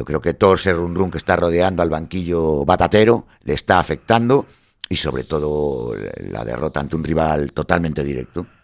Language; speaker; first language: Spanish; native; Spanish